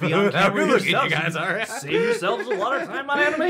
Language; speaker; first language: English; native; English